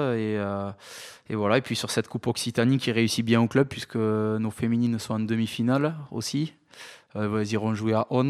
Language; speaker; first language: French; native; French